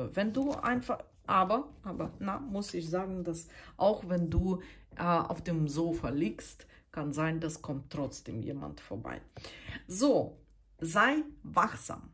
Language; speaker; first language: German; non-native, fluent; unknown